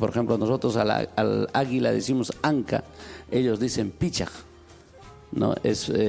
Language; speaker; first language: Spanish; non-native, local second language; Quechua